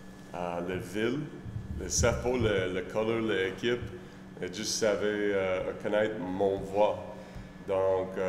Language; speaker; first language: French; non-native, learner; English